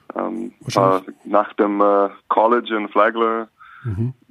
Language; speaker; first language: German; non-native, learner; English